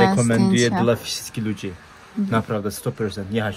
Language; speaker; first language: Polish; non-native, learner; Turkish